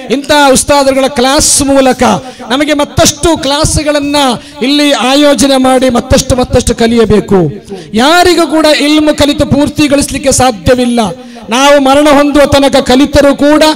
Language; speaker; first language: Kannada; non-native, local second language; Malayalam